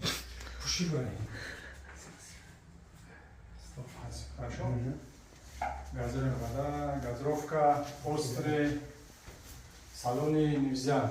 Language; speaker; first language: Russian; non-native, local second language; Tajik